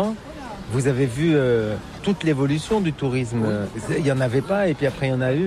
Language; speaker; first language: French; native; French